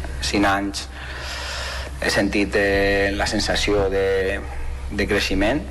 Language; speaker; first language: Catalan; non-native, fluent; Spanish